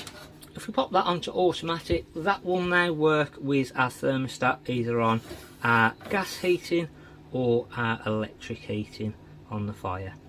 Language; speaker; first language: English; native; English